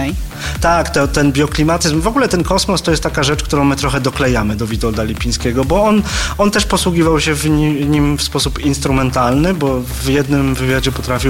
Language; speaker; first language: Polish; native; Polish